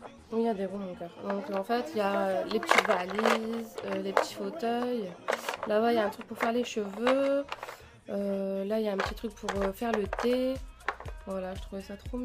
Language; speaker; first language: French; native; French